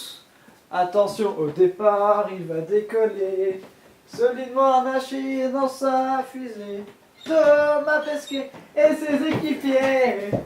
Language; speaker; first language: French; native; French